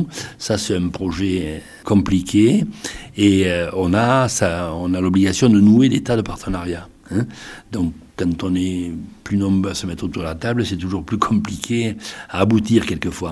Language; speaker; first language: French; native; French